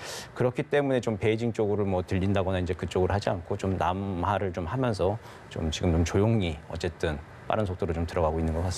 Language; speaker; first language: Korean; native; Korean